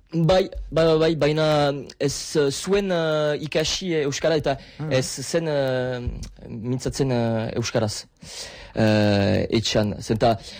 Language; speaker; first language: Basque; non-native, local second language; French